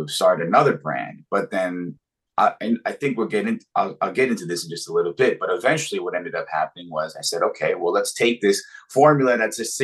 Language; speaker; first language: English; native; English